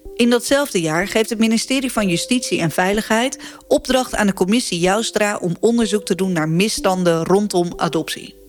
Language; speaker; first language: Dutch; native; Dutch